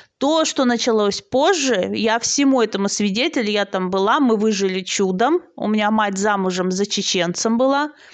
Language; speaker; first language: Russian; native; Russian